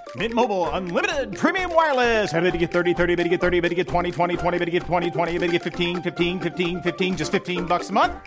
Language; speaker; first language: French; non-native, fluent; Spanish